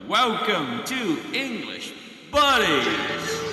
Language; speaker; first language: English; non-native, fluent; Thai